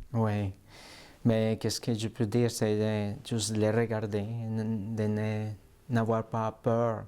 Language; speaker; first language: French; native; French